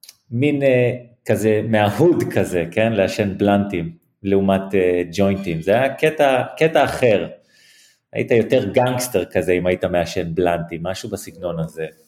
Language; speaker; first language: Hebrew; early bilingual, heritage; Hebrew